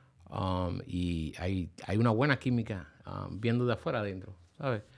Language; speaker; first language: Spanish; early bilingual, heritage; Spanish